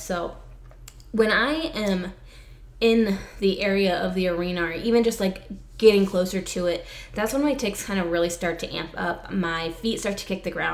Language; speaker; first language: English; native; English